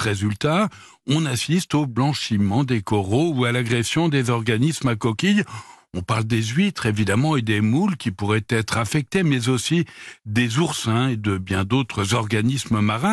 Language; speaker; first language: French; native; French